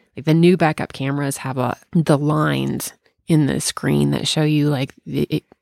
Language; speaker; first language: English; native; English